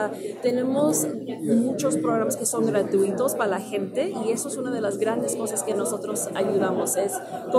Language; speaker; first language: Spanish; early bilingual, heritage; Spanish